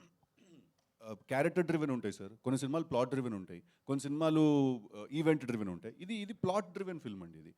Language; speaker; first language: Telugu; native; Telugu